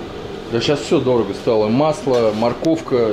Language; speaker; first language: Russian; native; Russian